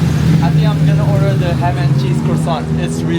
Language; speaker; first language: English; native; English